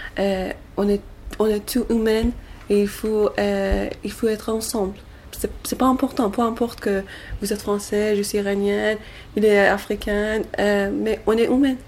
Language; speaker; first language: French; non-native, learner; Persian